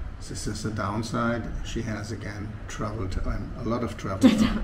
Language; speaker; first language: English; non-native, fluent; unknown